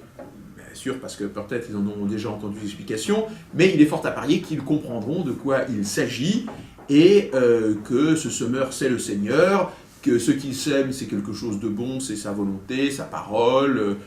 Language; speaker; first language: French; native; French